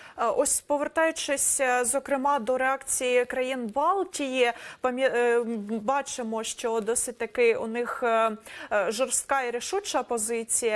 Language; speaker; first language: Ukrainian; native; Ukrainian